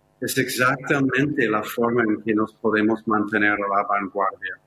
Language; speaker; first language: Spanish; non-native, fluent; English